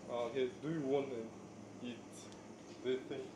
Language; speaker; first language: English; non-native, learner; Russian